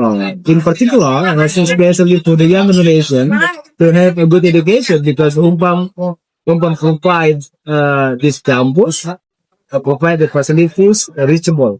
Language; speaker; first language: English; non-native, fluent; Indonesian